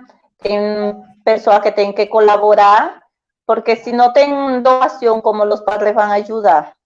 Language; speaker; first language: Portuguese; non-native, learner; Spanish